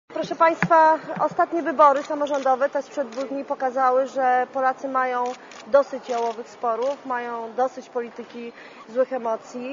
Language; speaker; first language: Polish; native; Polish